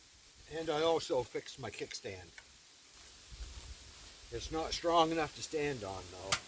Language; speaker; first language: English; native; English